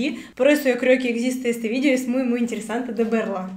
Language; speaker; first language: Spanish; non-native, learner; Russian